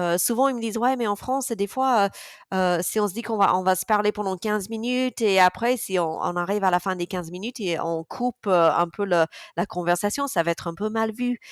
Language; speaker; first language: French; non-native, fluent; English